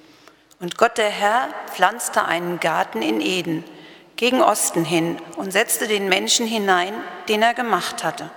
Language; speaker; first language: German; native; German